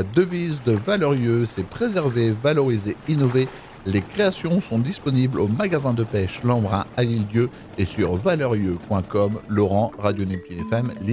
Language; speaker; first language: French; native; French